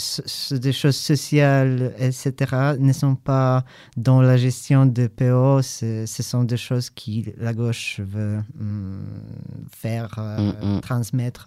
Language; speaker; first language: French; non-native, learner; Polish